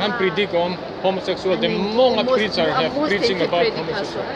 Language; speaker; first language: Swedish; non-native, learner; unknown